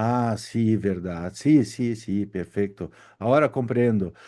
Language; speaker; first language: Spanish; non-native, learner; Portuguese